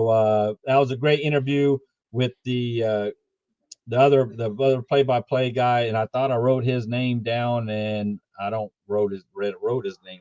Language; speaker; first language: English; native; English